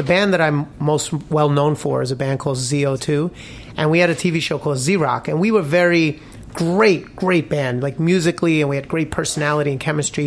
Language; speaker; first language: English; native; English